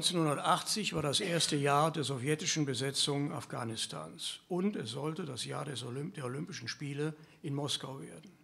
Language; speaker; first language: German; native; German